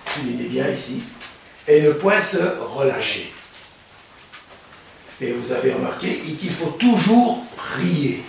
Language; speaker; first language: French; native; French